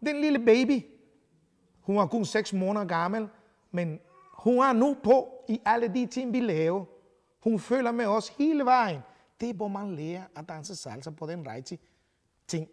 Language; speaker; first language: Danish; non-native, fluent; Spanish